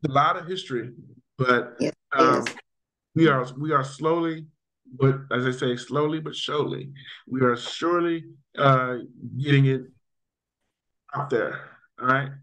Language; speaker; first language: English; native; English